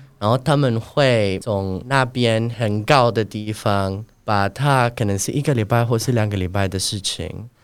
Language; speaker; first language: Chinese; non-native, fluent; Spanish